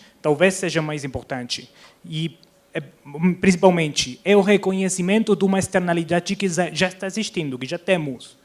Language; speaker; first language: Portuguese; non-native, fluent; Spanish